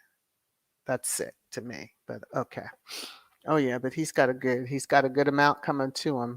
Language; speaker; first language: English; native; English